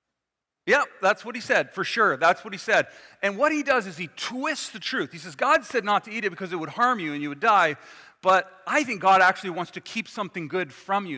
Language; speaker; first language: English; native; English